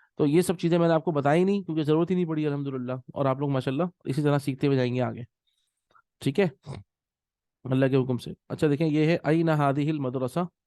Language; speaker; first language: Urdu; native; Urdu